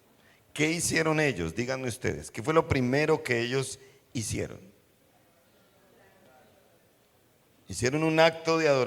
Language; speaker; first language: Spanish; native; Spanish